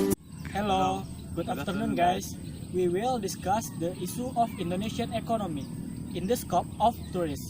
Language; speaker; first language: English; non-native, learner; Indonesian